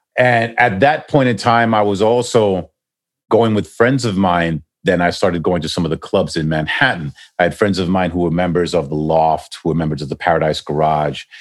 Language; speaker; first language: English; native; English